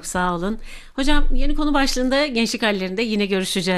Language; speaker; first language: Turkish; native; Turkish